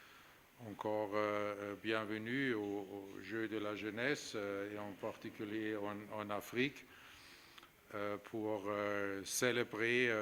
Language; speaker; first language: French; non-native, fluent; German